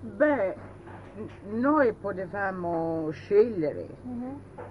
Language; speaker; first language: Italian; early bilingual, heritage; Italian